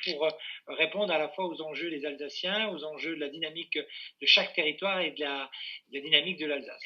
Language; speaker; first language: French; native; French